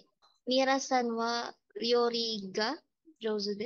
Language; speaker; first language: Japanese; non-native, learner; Filipino